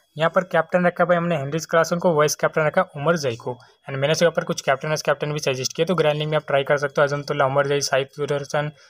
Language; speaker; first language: Hindi; native; Hindi